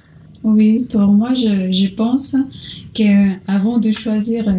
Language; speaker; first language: French; non-native, learner; Portuguese